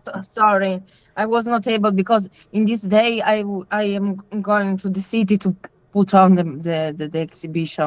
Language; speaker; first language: English; non-native, learner; Italian